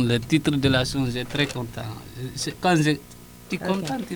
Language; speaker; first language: French; non-native, local second language; Susu